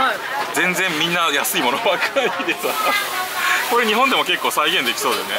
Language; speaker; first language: Japanese; native; Japanese